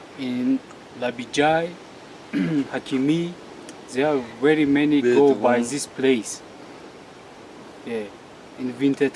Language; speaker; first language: English; non-native, learner; Tajik